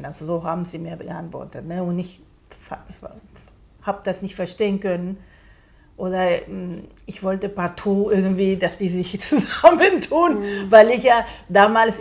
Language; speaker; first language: German; non-native, fluent; Spanish